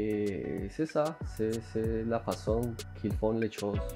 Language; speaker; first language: French; non-native, fluent; Spanish